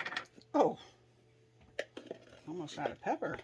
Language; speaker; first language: English; native; English